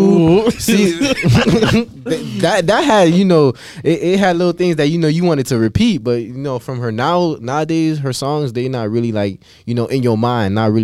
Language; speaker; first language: English; native; English